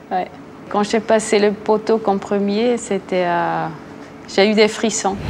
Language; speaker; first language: French; non-native, local second language; Swiss German